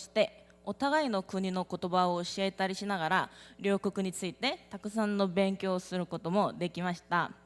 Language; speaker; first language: Japanese; non-native, learner; Korean